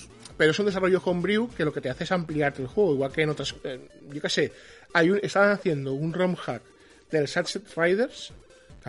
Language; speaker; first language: Spanish; native; Spanish